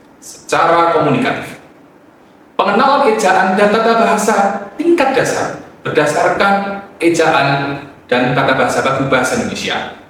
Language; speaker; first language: Indonesian; native; Indonesian